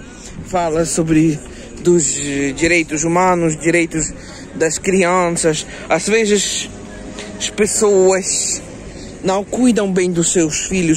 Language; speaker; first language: Portuguese; non-native, learner; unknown